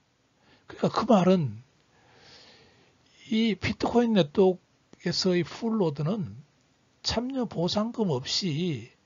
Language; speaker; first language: Korean; native; Korean